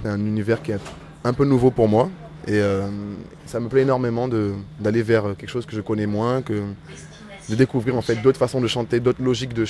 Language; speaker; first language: French; native; French